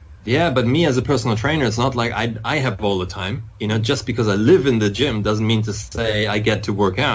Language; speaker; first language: English; non-native, fluent; German